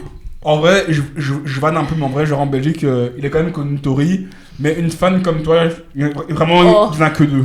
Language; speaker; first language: French; native; French